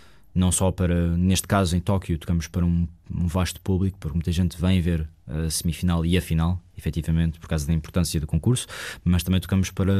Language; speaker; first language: Portuguese; native; Portuguese